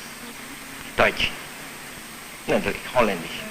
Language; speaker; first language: German; non-native, fluent; Javanese